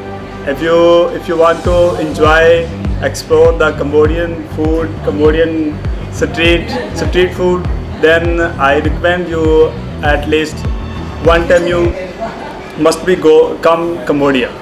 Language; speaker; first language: English; non-native, fluent; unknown